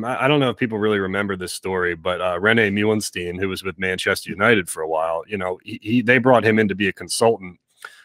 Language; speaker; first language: English; native; English